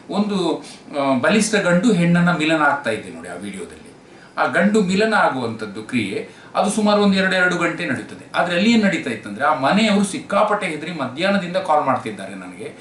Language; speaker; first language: Kannada; native; Kannada